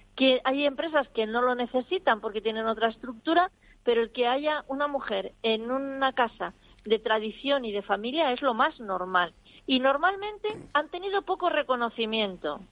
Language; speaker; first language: Spanish; native; Spanish